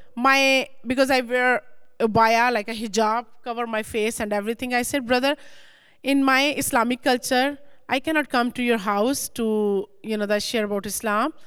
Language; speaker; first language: English; non-native, local second language; Punjabi